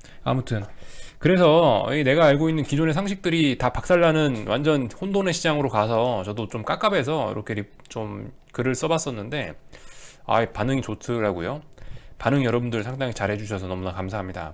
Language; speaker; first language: Korean; native; Korean